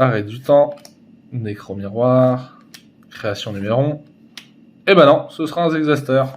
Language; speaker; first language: French; native; French